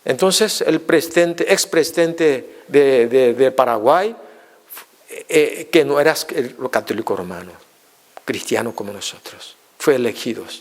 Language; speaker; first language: Spanish; non-native, fluent; Korean